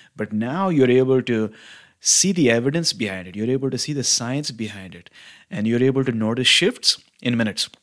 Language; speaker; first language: English; non-native, local second language; Hindi